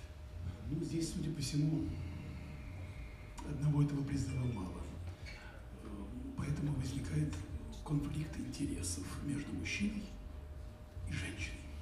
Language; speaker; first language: Russian; native; Russian